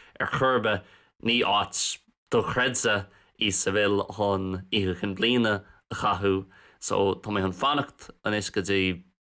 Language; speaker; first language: Irish; non-native, local second language; English